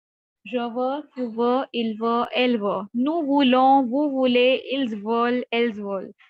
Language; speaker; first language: French; non-native, fluent; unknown